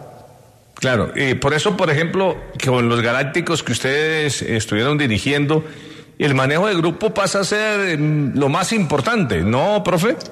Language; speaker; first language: Spanish; native; Spanish